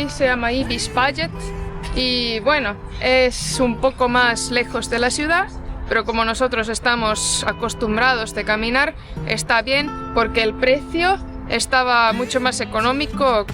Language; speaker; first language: Spanish; non-native, fluent; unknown